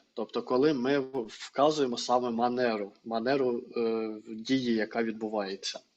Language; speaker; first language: Ukrainian; non-native, local second language; Russian